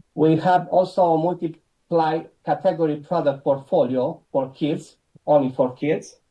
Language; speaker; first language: English; non-native, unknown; Romanian